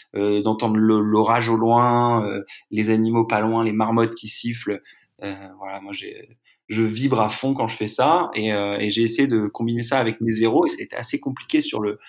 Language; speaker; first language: French; native; French